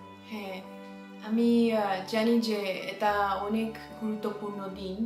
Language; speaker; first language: Bangla; non-native, learner; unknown